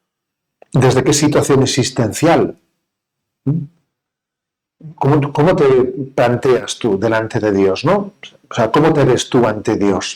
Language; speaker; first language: Spanish; native; Spanish